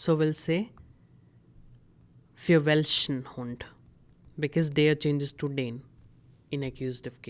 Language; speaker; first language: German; non-native, fluent; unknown